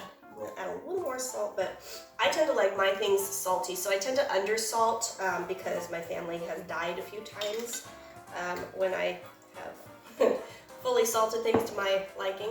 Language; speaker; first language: English; native; English